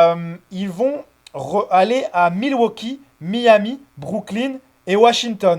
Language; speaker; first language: French; native; French